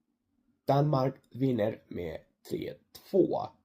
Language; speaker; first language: Danish; non-native, learner; English